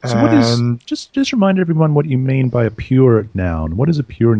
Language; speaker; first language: English; native; English